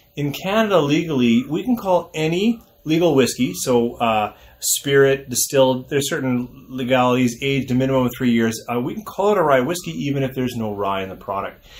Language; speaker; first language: English; native; English